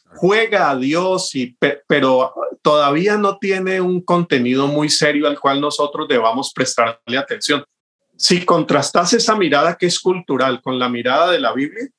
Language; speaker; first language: Spanish; native; Spanish